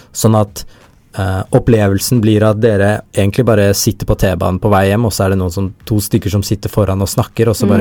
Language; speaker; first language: Norwegian; early bilingual, heritage; Norwegian